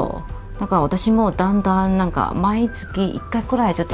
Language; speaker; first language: Japanese; non-native, fluent; Chinese